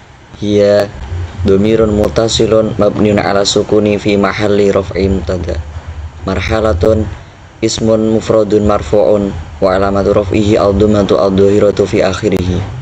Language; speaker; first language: Arabic; non-native, learner; Indonesian